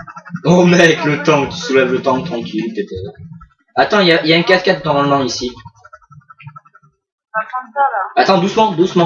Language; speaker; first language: French; native; French